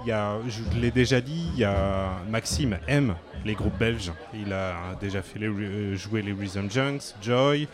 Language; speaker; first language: French; native; French